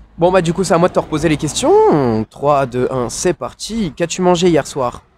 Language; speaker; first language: French; native; French